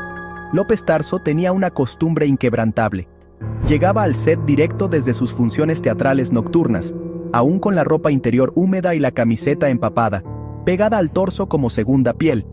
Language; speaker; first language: Spanish; native; Spanish